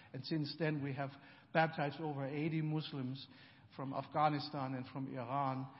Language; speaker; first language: English; non-native, fluent; German